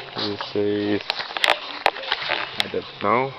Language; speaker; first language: English; non-native, learner; Russian